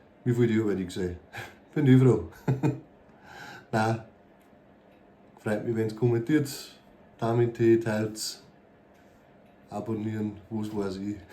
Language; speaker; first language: German; native; German